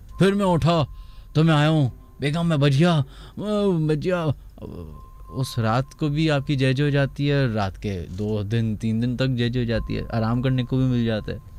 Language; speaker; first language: Urdu; native; Urdu